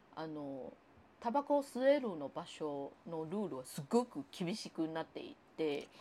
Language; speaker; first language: Japanese; non-native, fluent; Chinese